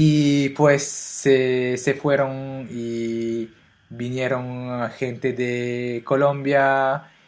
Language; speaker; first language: Spanish; non-native, fluent; French